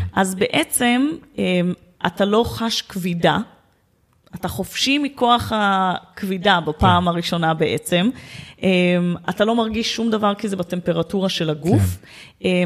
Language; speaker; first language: Hebrew; native; Hebrew